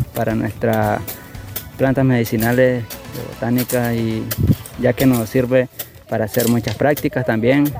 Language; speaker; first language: Spanish; non-native, local second language; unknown